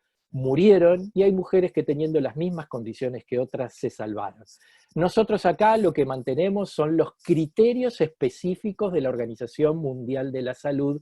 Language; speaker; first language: Spanish; native; Spanish